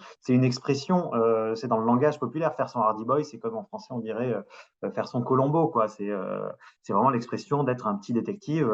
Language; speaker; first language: French; native; French